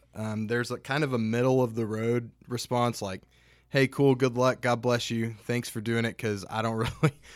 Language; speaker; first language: English; native; English